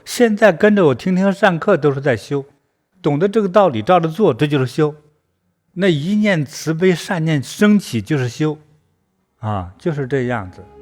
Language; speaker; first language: Chinese; native; Chinese